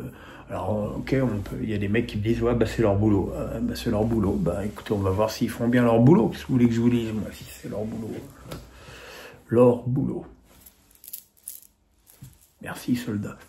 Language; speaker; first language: French; native; French